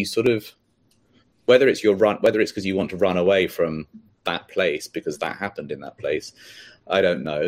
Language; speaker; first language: English; native; English